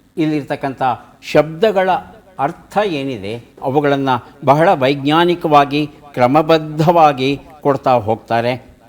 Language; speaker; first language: Kannada; native; Kannada